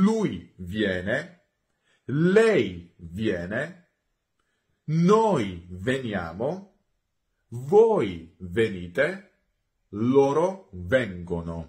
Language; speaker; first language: Italian; non-native, fluent; Georgian